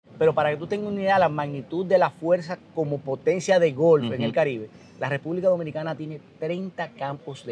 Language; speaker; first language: Spanish; native; Spanish